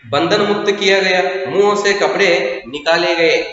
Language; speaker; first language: Hindi; non-native, local second language; Kannada